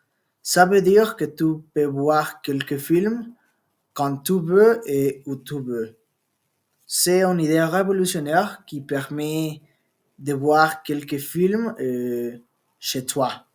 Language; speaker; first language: French; non-native, learner; Spanish